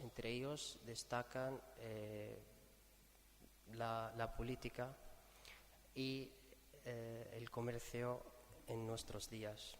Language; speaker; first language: Spanish; non-native, fluent; Arabic